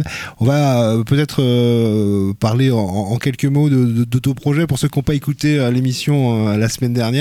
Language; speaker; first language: French; native; French